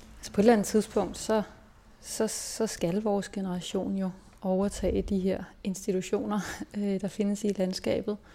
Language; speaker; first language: Danish; native; Danish